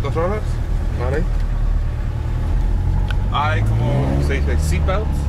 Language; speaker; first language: Spanish; non-native, learner; English